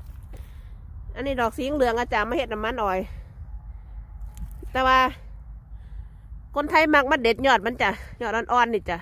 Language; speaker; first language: Thai; non-native, local second language; Lao